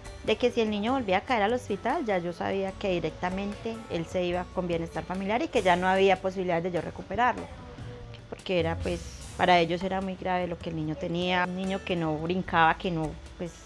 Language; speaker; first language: Spanish; native; Spanish